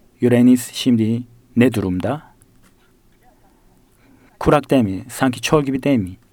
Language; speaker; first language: Turkish; non-native, fluent; Korean